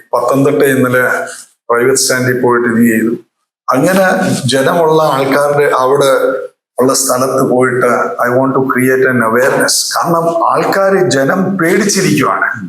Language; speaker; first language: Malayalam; early bilingual, heritage; Malayalam